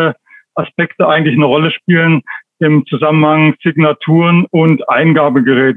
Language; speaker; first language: German; native; German